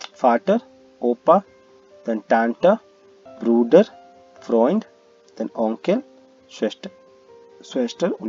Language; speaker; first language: German; non-native, learner; Hindi